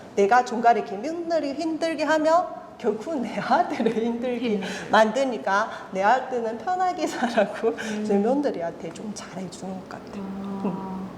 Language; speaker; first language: Korean; non-native, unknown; Chinese